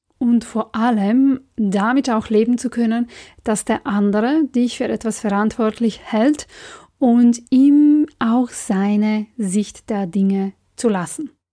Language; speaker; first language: German; non-native, fluent; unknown